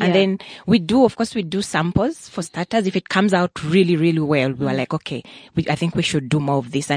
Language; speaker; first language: English; non-native, local second language; Ganda